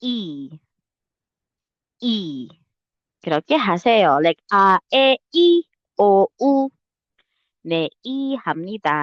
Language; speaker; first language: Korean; non-native, learner; Filipino